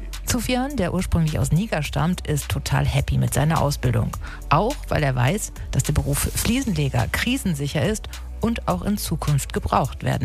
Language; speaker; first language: German; native; German